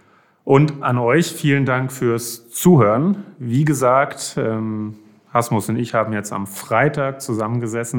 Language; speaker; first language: German; native; German